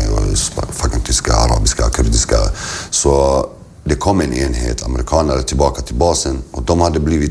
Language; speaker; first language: Swedish; early bilingual, other home language; Kurdish